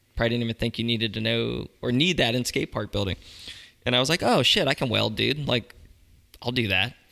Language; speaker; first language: English; native; English